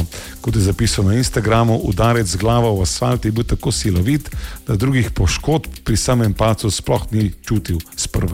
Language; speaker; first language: Slovenian; native; Slovenian